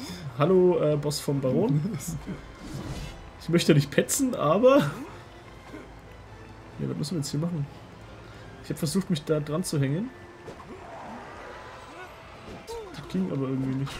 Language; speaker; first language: German; native; German